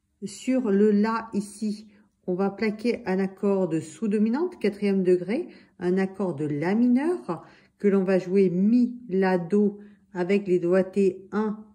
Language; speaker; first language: French; native; French